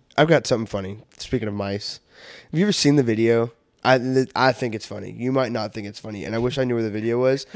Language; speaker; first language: English; native; English